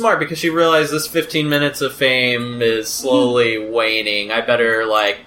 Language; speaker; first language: English; native; English